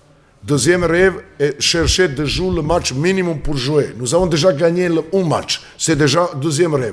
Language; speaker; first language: French; non-native, learner; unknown